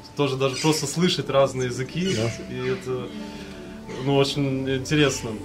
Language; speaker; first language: Russian; early bilingual, heritage; Russian